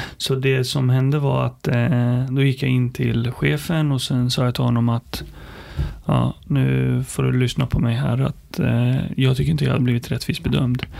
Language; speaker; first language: Swedish; early bilingual, other home language; Arabic